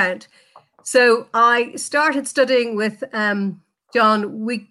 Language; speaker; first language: English; native; English